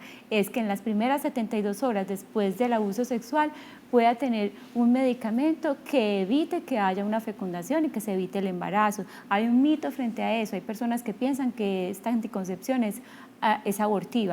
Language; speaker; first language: Spanish; native; Spanish